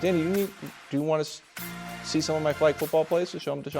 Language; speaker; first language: English; native; English